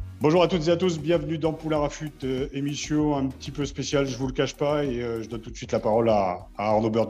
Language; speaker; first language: French; native; French